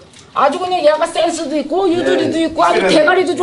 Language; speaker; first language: Korean; native; Korean